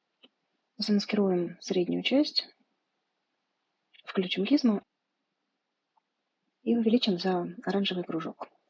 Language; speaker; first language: Russian; native; Russian